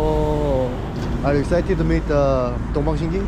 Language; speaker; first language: English; non-native, learner; Korean